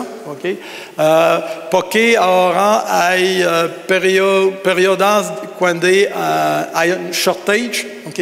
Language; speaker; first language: Spanish; non-native, learner; French